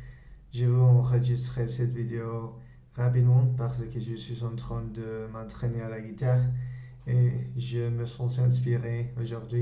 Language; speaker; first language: French; non-native, learner; Spanish